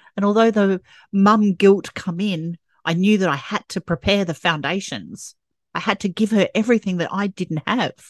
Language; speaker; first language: English; native; English